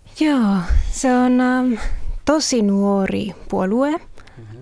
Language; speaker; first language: Finnish; non-native, learner; Spanish